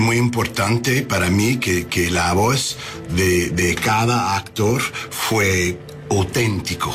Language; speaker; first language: Spanish; non-native, learner; English